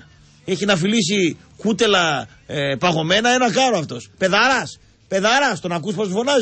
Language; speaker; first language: Greek; native; Greek